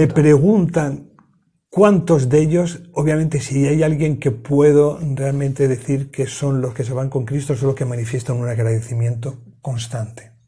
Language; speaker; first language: Spanish; native; Spanish